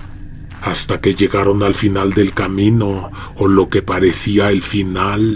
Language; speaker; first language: Spanish; native; Spanish